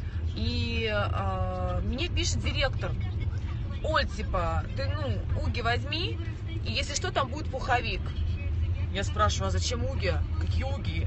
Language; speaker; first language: Russian; native; Russian